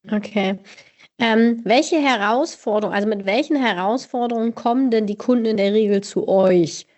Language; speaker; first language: German; native; German